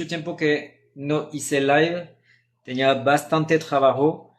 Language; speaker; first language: Spanish; non-native, fluent; French